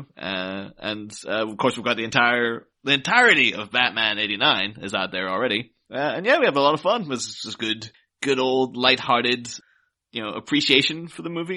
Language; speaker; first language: English; native; English